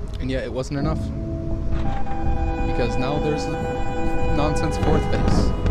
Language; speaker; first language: English; native; English